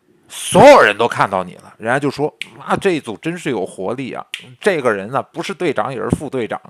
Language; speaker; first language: Chinese; native; Chinese